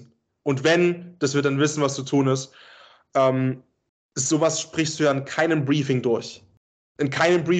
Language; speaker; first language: German; native; German